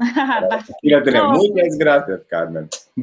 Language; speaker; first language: Spanish; non-native, fluent; Italian